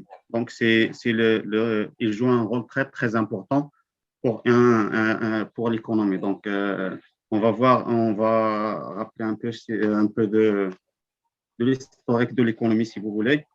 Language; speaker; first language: French; non-native, local second language; Arabic